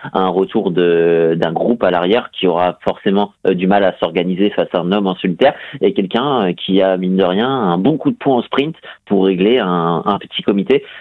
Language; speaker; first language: French; native; French